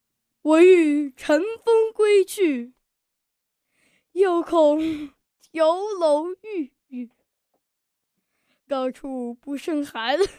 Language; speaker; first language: Chinese; early bilingual, heritage; Chinese